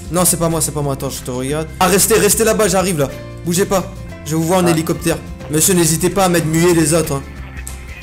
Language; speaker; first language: French; native; French